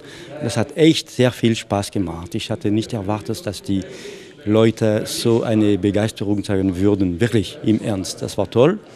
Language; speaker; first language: German; non-native, fluent; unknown